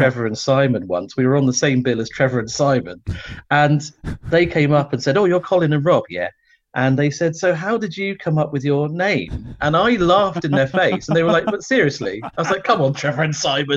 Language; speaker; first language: English; native; English